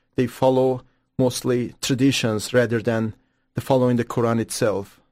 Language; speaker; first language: English; non-native, fluent; Persian